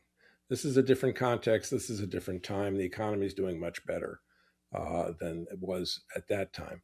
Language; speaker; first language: English; native; English